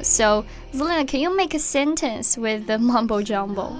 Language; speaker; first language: English; non-native, fluent; Chinese